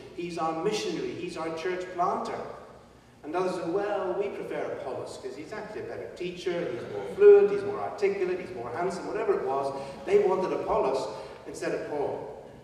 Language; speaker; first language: English; native; English